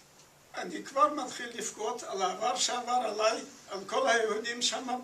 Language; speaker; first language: Hebrew; non-native, fluent; Yiddish